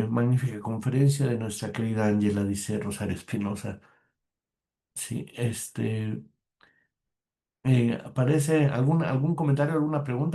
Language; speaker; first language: Spanish; native; Spanish